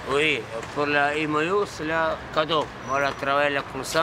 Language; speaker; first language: French; non-native, learner; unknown